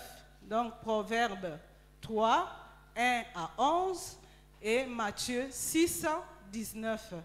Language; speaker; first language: French; non-native, local second language; Lingala